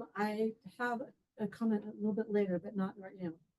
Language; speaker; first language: English; native; English